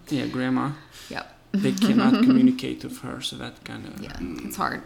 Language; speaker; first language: English; non-native, fluent; Romanian